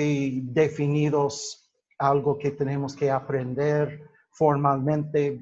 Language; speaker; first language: Spanish; non-native, fluent; English